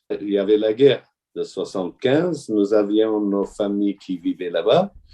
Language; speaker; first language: French; non-native, fluent; Armenian